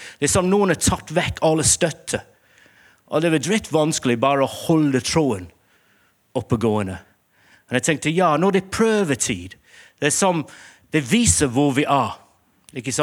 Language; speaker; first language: Norwegian; non-native, fluent; English